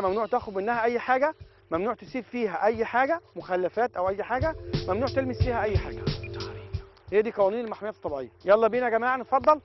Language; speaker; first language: Arabic; native; Arabic